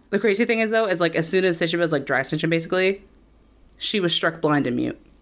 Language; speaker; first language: English; native; English